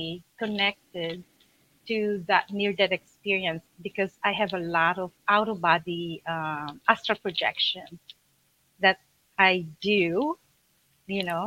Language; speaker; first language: English; non-native, local second language; Filipino